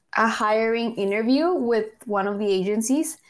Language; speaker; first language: English; early bilingual, other home language; Spanish